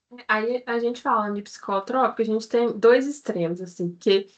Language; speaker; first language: Portuguese; native; Portuguese